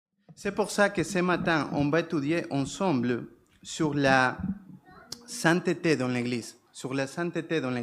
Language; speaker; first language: French; non-native, fluent; Spanish